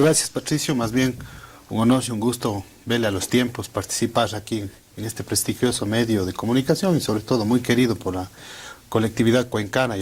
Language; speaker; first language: Spanish; native; Spanish